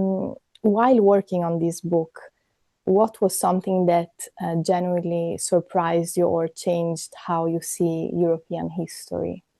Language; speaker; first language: English; non-native, fluent; Italian